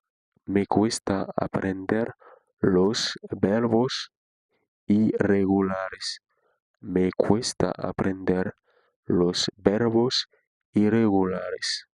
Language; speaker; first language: Spanish; non-native, fluent; Haitian Creole